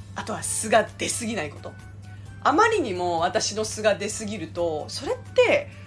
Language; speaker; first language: Japanese; native; Japanese